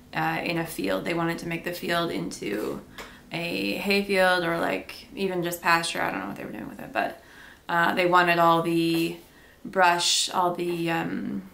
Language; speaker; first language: English; native; English